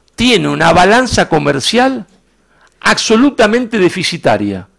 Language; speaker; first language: Spanish; native; Spanish